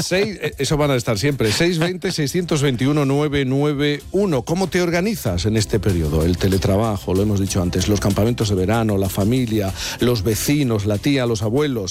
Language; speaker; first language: Spanish; native; Spanish